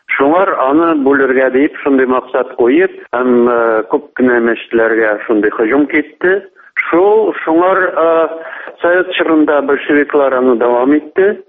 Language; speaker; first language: Tatar; native; Tatar